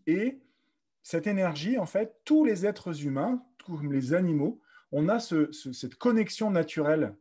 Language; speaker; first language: French; native; French